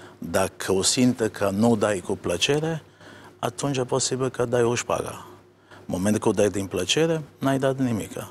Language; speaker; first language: Romanian; non-native, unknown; Italian